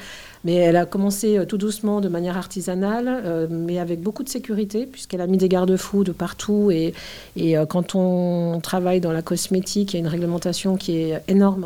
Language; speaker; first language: French; native; French